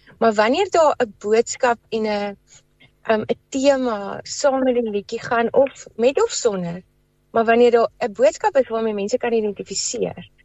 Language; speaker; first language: Afrikaans; native; Afrikaans